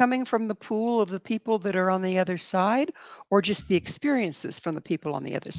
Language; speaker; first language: English; native; English